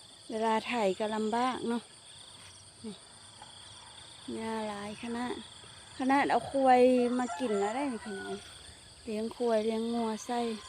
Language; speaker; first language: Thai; non-native, local second language; Lao